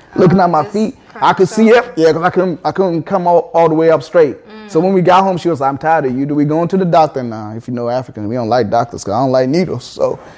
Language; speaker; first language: English; early bilingual, other home language; Akan